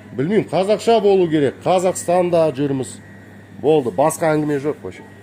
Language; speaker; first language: Kazakh; native; Kazakh